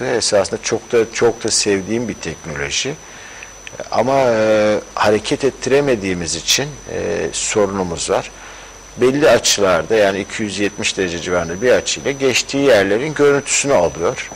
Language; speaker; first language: Turkish; native; Turkish